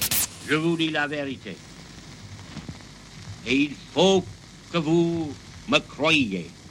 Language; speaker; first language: French; non-native, fluent; English